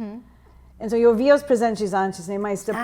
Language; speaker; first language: Portuguese; non-native, fluent; English